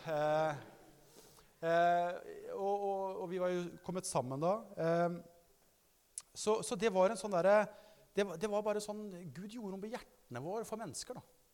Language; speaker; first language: Norwegian; native; Norwegian